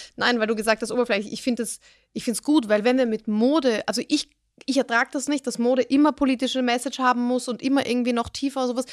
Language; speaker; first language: German; native; German